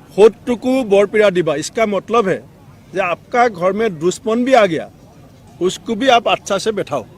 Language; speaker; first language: Hindi; non-native, local second language; Assamese